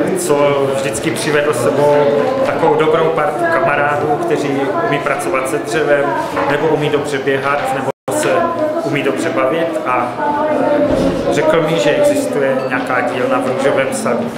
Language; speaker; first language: Czech; native; Czech